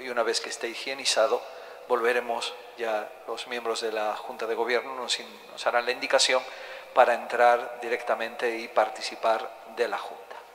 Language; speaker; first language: Spanish; native; Spanish